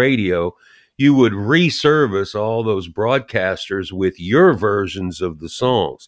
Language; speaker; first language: English; native; English